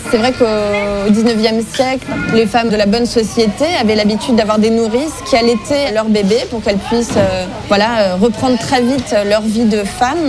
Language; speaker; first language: French; native; French